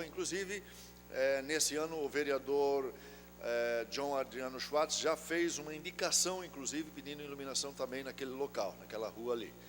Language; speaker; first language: Portuguese; native; Portuguese